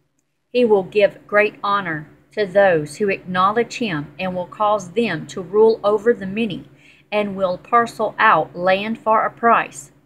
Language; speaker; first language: English; native; English